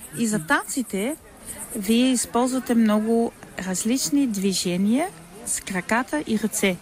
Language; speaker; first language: Bulgarian; non-native, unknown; Dutch